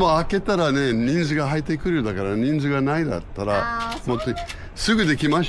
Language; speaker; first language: Japanese; non-native, learner; English